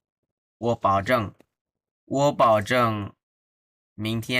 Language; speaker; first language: Chinese; non-native, fluent; Bangla